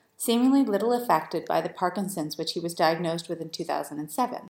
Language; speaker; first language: English; native; English